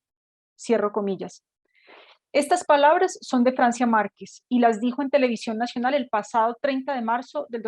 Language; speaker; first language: Spanish; native; Spanish